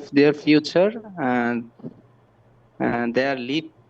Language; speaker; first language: English; non-native, learner; Bangla